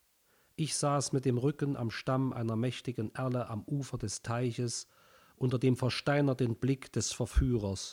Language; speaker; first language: German; native; German